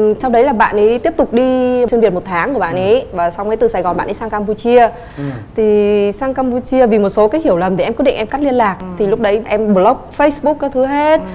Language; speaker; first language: Vietnamese; native; Vietnamese